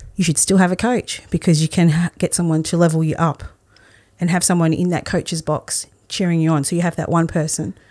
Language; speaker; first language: English; early bilingual, other home language; Spanish